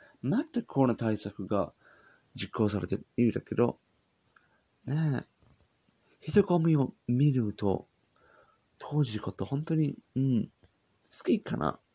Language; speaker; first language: Japanese; non-native, learner; English